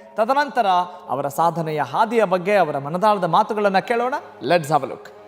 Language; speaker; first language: Kannada; native; Kannada